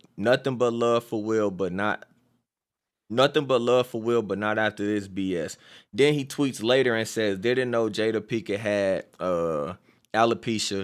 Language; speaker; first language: English; native; English